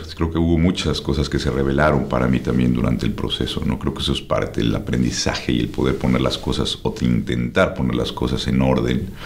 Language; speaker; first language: Spanish; native; Spanish